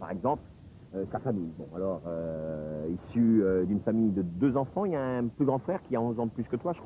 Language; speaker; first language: French; native; French